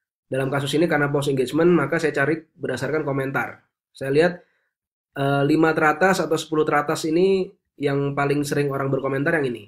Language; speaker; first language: Indonesian; native; Indonesian